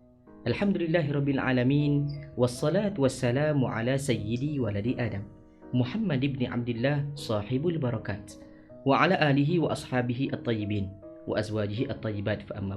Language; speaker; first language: Malay; native; Malay